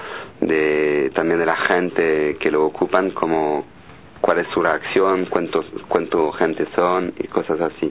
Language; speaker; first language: Spanish; non-native, fluent; French